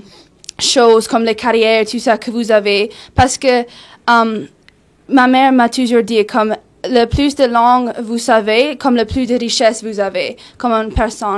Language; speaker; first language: French; non-native, local second language; English